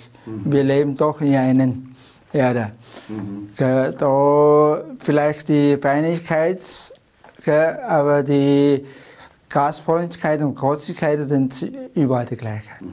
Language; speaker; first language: German; non-native, learner; Chinese